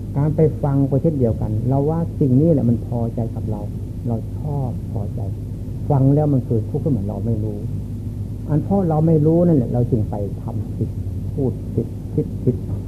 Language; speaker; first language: Thai; non-native, local second language; Lao